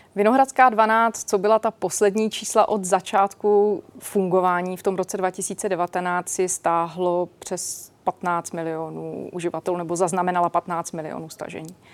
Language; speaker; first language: Czech; native; Czech